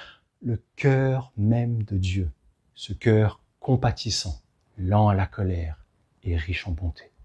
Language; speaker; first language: French; native; French